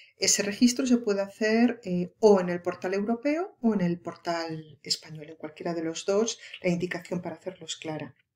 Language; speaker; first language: Spanish; native; Spanish